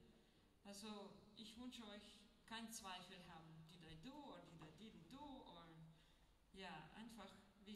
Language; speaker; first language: German; non-native, learner; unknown